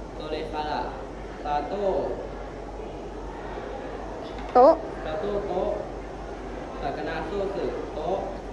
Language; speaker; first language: Japanese; non-native, learner; Thai